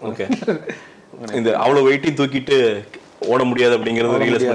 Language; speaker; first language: Tamil; native; Tamil